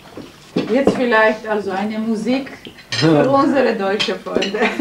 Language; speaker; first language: German; non-native, fluent; Georgian